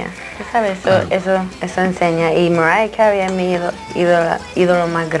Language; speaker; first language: Spanish; early bilingual, heritage; Spanish